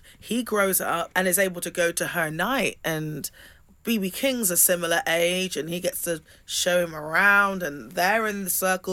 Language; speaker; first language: English; native; English